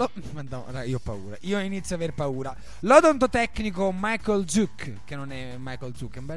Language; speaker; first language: Italian; native; Italian